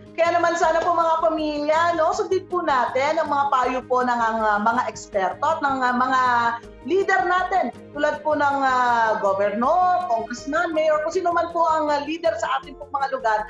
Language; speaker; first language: Filipino; native; Filipino